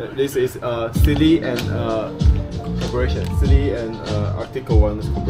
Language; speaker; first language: English; non-native, learner; Chinese